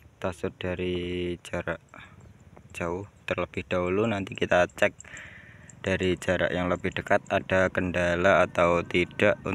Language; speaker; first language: Indonesian; non-native, local second language; Javanese